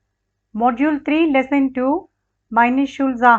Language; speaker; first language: German; non-native, fluent; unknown